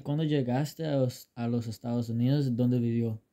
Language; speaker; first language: Spanish; early bilingual, heritage; English